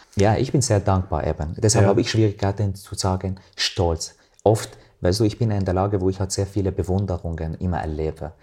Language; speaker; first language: German; non-native, fluent; Arabic